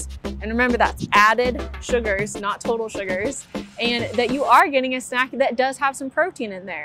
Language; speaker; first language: English; native; English